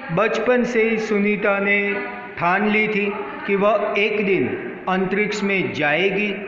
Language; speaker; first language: Hindi; non-native, local second language; Gujarati